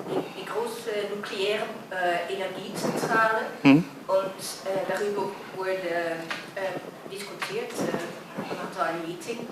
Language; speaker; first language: German; non-native, learner; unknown